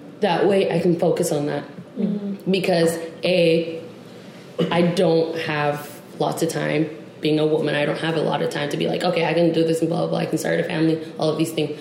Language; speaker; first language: English; non-native, local second language; Tigrinya